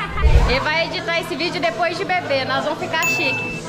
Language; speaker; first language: Portuguese; native; Portuguese